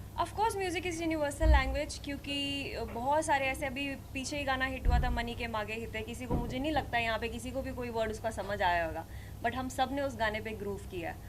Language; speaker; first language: Hindi; non-native, local second language; Punjabi